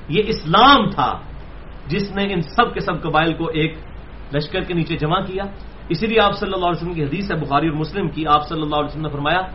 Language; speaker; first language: Urdu; non-native, local second language; Punjabi